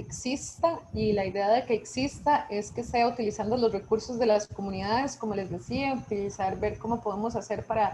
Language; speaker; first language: Spanish; native; Spanish